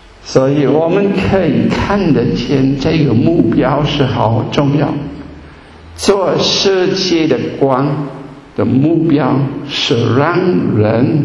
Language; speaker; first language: Chinese; non-native, fluent; German